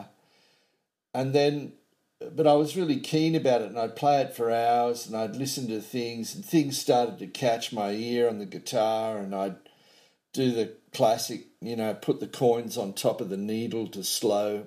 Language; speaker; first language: English; native; English